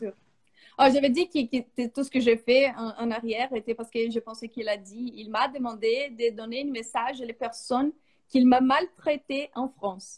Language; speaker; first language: French; non-native, fluent; Portuguese